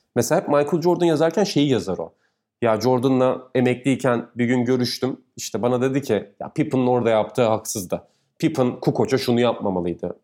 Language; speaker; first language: Turkish; native; Turkish